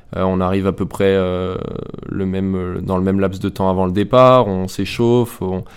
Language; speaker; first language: French; native; French